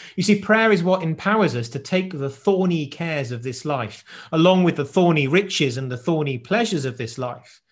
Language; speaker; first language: English; native; English